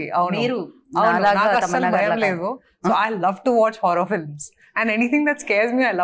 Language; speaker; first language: Telugu; non-native, fluent; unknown